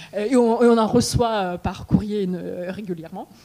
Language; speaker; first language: French; non-native, fluent; Russian